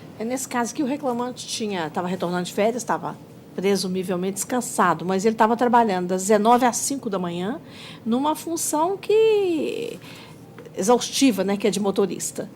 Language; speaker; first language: Portuguese; native; Portuguese